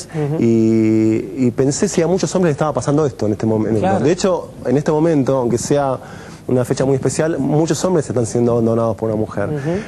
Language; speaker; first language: Spanish; native; Spanish